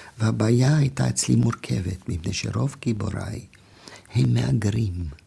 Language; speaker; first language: Hebrew; non-native, fluent; German